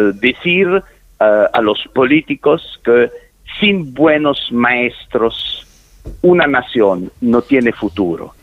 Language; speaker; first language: Spanish; non-native, fluent; Italian